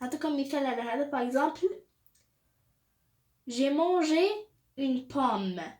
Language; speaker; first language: French; non-native, local second language; Arabic